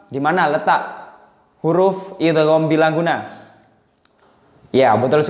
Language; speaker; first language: Indonesian; native; Indonesian